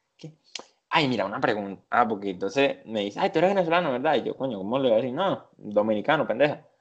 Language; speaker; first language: Spanish; native; Spanish